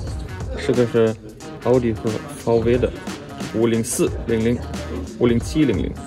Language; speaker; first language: Chinese; non-native, learner; German